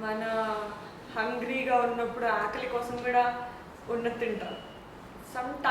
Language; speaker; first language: Telugu; native; Telugu